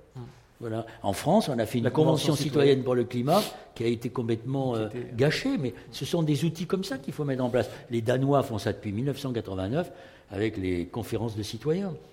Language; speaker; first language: French; native; French